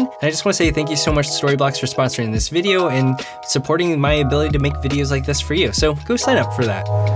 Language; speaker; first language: English; native; English